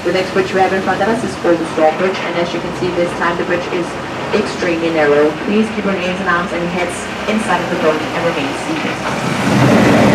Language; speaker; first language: English; non-native, fluent; Danish